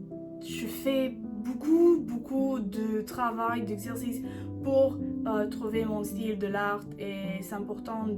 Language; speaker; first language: French; non-native, learner; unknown